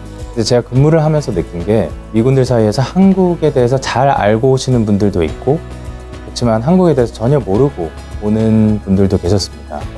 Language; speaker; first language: Korean; native; Korean